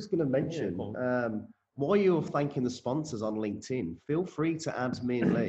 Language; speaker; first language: English; native; English